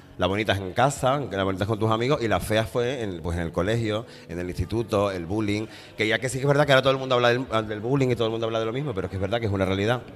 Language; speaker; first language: Spanish; native; Spanish